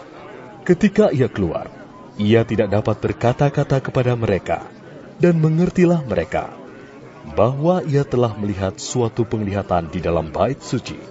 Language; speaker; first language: Indonesian; native; Indonesian